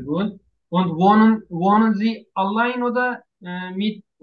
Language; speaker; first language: German; non-native, learner; Turkish